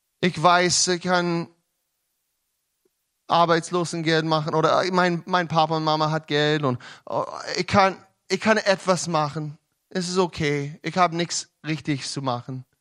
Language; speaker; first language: German; non-native, learner; English